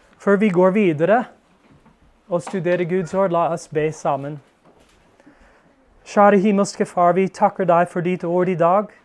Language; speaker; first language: Norwegian; non-native, fluent; English